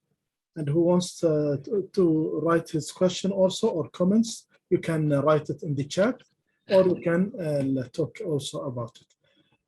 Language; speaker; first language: English; non-native, fluent; Arabic